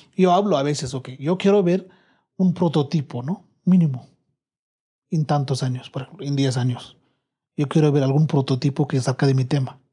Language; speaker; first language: Spanish; non-native, learner; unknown